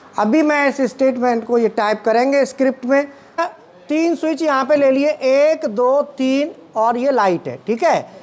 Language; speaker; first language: Hindi; native; Hindi